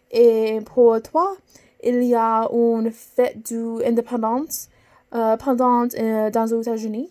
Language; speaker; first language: French; non-native, learner; English